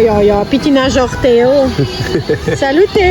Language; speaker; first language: French; non-native, learner; Russian